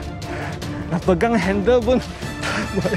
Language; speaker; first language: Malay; non-native, local second language; Chinese